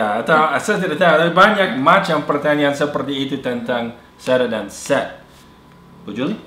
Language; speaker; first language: Indonesian; non-native, fluent; English